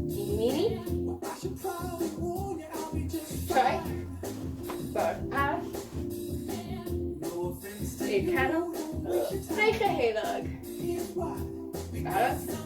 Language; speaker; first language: Welsh; non-native, local second language; English